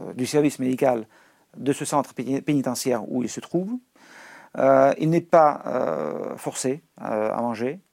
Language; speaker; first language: French; non-native, fluent; Russian